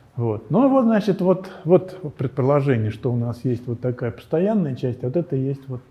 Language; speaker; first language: Russian; native; Russian